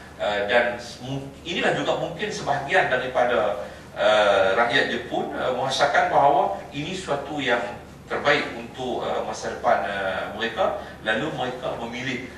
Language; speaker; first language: Malay; native; Malay